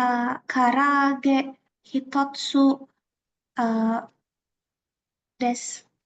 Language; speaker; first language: Japanese; non-native, learner; Indonesian